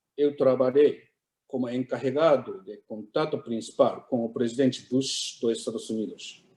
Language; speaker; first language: Portuguese; non-native, fluent; Japanese